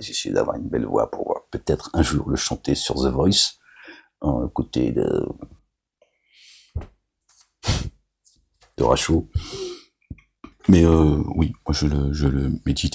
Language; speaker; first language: French; native; French